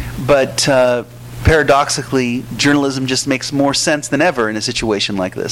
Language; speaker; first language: English; early bilingual, other home language; Spanish